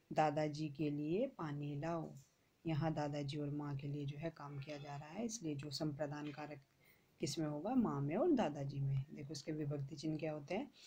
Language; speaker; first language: Hindi; native; Hindi